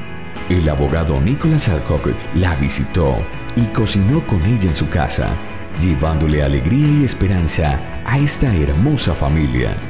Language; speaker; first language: Spanish; native; Spanish